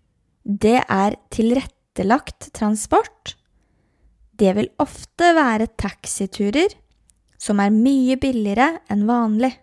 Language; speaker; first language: Swedish; non-native, learner; Norwegian